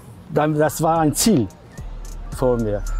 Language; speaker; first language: German; non-native, learner; Armenian